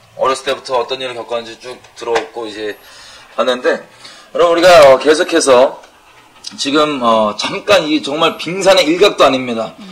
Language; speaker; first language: Korean; native; Korean